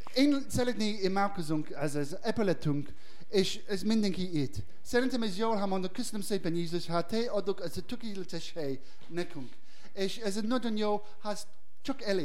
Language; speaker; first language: Hungarian; non-native, learner; English